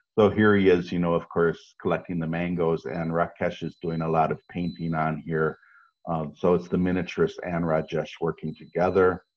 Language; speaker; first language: English; native; English